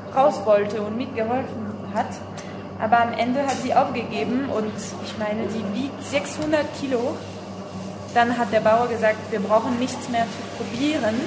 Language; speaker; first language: German; non-native, fluent; French